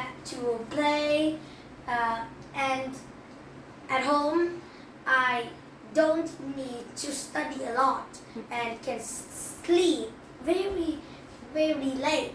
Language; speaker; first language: English; non-native, learner; Vietnamese